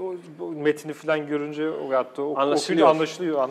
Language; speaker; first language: Turkish; native; Turkish